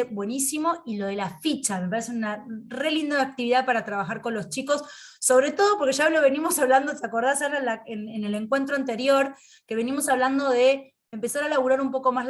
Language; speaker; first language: Spanish; native; Spanish